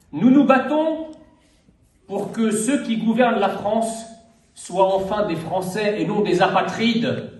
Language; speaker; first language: French; early bilingual, other home language; Arabic